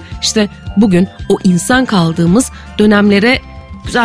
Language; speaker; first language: Turkish; native; Turkish